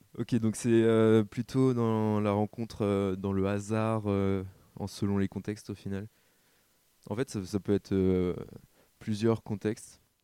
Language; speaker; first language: French; native; French